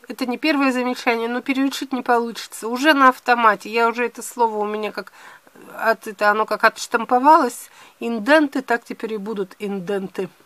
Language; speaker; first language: Russian; native; Russian